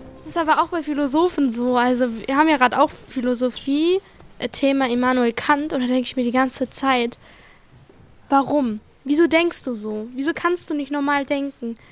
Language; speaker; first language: German; early bilingual, other home language; Arabic